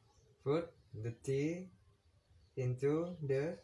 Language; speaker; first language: English; non-native, learner; Indonesian